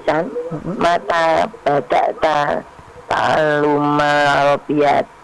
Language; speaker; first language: Arabic; non-native, learner; Indonesian